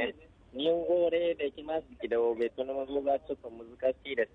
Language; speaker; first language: Japanese; non-native, learner; Vietnamese